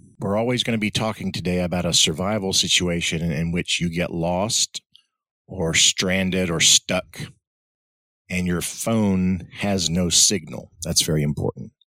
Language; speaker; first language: English; early bilingual, other home language; Spanish